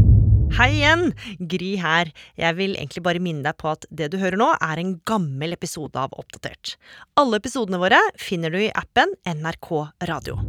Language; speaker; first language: Norwegian; native; Norwegian